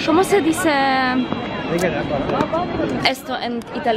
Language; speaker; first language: Spanish; non-native, learner; Polish